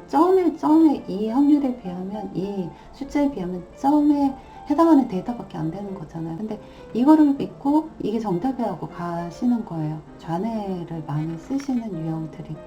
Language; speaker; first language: Korean; native; Korean